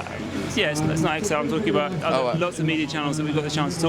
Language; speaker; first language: English; native; English